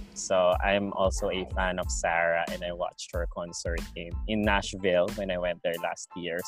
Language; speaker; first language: English; non-native, local second language; Filipino